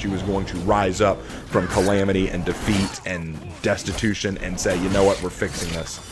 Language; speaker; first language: English; native; English